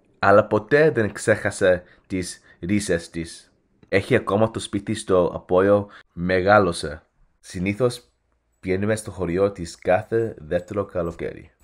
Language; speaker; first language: Greek; early bilingual, heritage; English